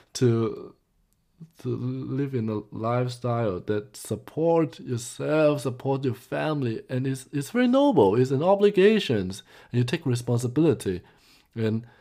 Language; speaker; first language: English; non-native, local second language; Cantonese